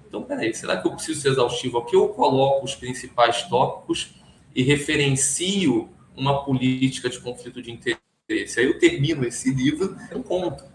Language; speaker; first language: Portuguese; early bilingual, other home language; Hebrew